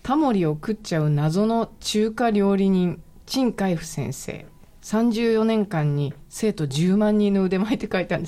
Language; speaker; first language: Japanese; native; Japanese